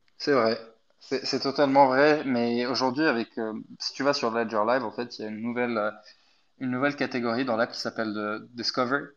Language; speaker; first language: French; non-native, fluent; Arabic